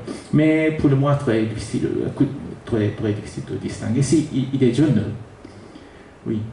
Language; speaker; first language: French; non-native, learner; Japanese